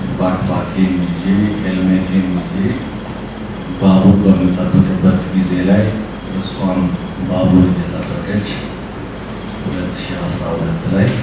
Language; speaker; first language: Amharic; native; Amharic